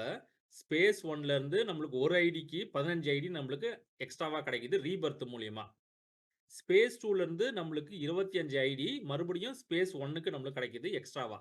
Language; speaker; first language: Tamil; native; Tamil